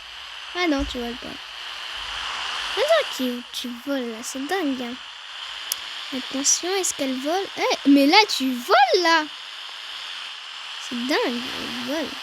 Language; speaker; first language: French; native; French